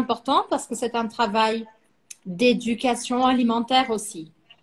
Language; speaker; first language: French; non-native, fluent; Portuguese